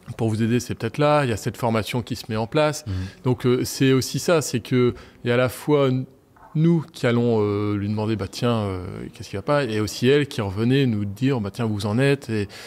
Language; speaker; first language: French; native; French